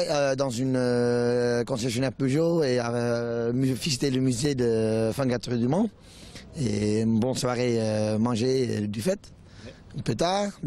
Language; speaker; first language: French; non-native, learner; Dutch